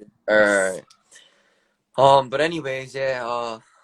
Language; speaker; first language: English; early bilingual, other home language; Korean